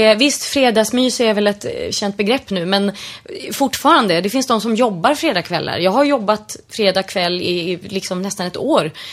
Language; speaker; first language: Swedish; native; Swedish